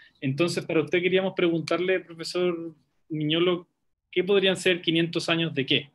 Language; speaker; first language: Spanish; native; Spanish